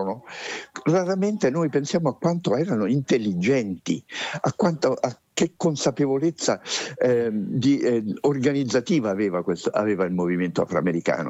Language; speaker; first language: Italian; native; Italian